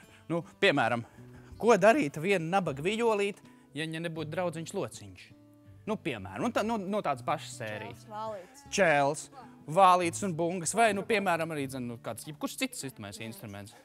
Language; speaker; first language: Latvian; native; Latvian